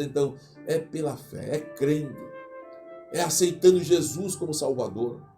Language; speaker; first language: Portuguese; native; Portuguese